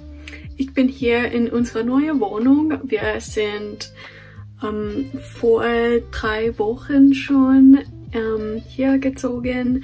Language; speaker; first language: German; non-native, fluent; English